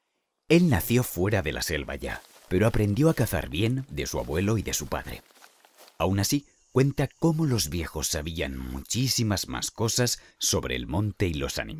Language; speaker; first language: Spanish; native; Spanish